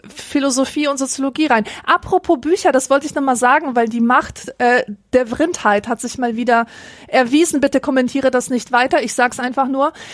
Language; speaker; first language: German; early bilingual, other home language; Polish